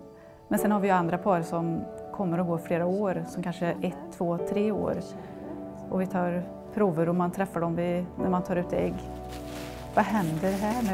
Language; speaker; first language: Swedish; native; Swedish